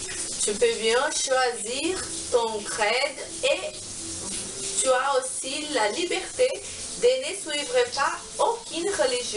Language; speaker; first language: French; non-native, learner; Portuguese